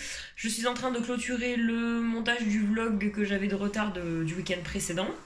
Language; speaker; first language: French; native; French